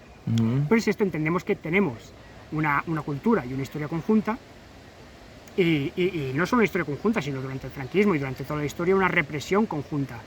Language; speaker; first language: Spanish; native; Spanish